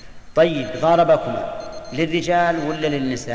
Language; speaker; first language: Arabic; native; Arabic